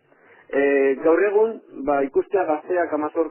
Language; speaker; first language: Basque; native; Basque